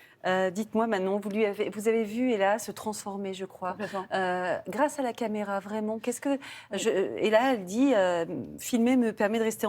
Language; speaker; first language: French; native; French